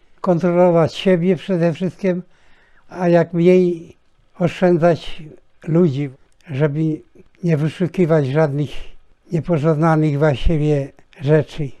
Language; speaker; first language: Polish; native; Polish